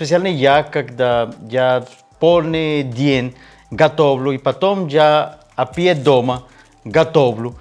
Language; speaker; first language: Russian; non-native, learner; Spanish